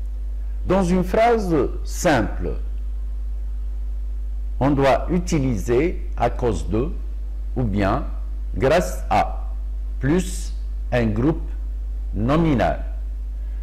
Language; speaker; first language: French; non-native, local second language; Arabic